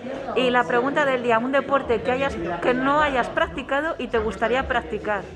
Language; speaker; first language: Spanish; native; Spanish